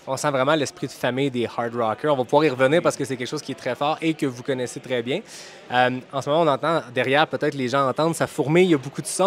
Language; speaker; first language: French; native; French